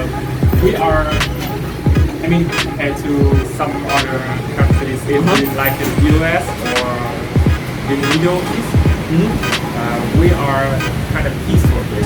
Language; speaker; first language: English; non-native, fluent; Vietnamese